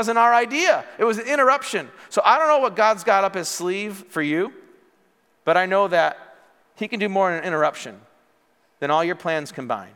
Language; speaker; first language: English; native; English